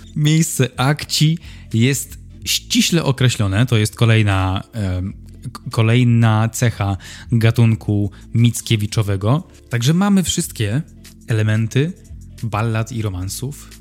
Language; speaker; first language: Polish; native; Polish